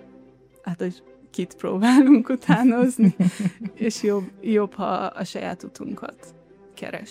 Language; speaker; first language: Hungarian; early bilingual, heritage; Hungarian